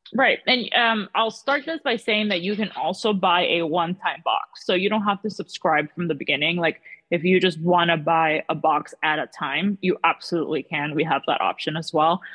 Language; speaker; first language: English; early bilingual, other home language; Spanish